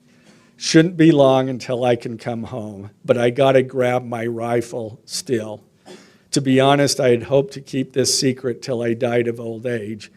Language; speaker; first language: English; native; English